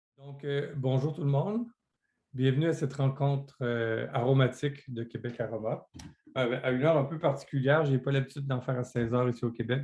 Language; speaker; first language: French; native; French